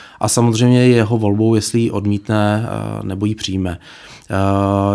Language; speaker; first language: Czech; native; Czech